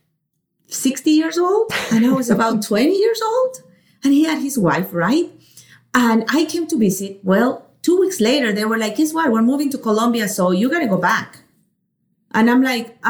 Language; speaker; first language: English; non-native, fluent; Spanish